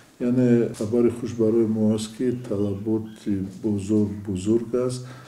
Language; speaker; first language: Tajik; native; Tajik